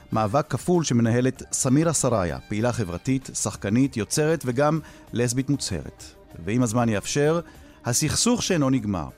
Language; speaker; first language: Hebrew; native; Hebrew